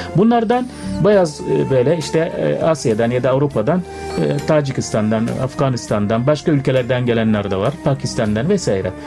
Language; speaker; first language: Turkish; non-native, fluent; Arabic